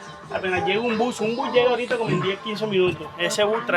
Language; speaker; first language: Spanish; native; Spanish